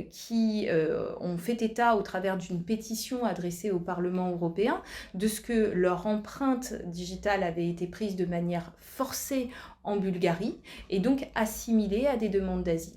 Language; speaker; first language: French; native; French